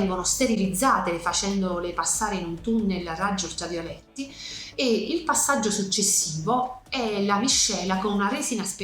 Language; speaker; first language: Italian; native; Italian